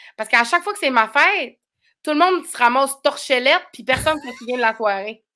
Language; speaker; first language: French; native; French